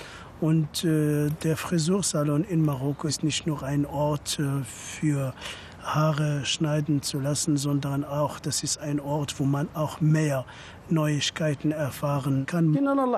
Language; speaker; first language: German; non-native, fluent; Arabic